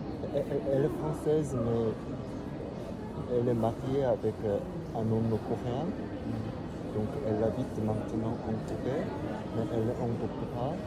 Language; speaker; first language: French; non-native, fluent; Korean